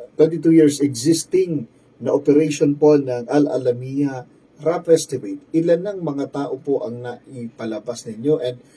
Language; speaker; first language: Filipino; non-native, local second language; Bikol